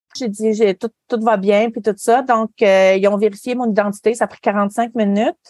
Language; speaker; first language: French; native; French